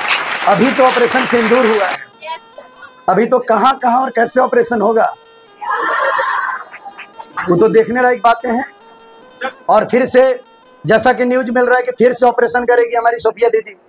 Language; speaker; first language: Hindi; native; Hindi